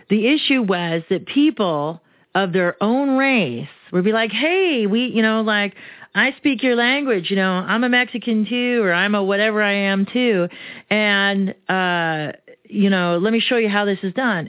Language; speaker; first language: English; early bilingual, other home language; Romanian